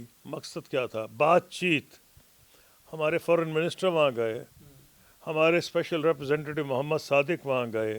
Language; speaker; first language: Urdu; native; Urdu